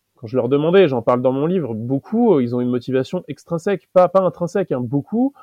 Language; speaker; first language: French; native; French